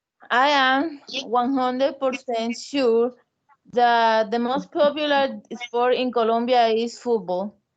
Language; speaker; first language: English; non-native, learner; Spanish